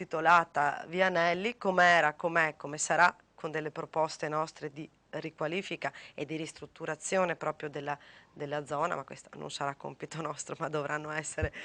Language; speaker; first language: Italian; native; Italian